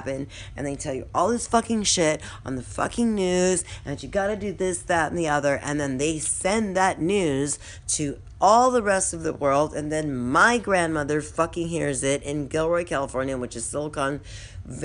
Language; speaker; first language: English; native; English